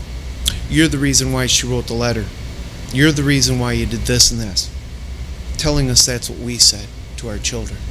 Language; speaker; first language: English; native; English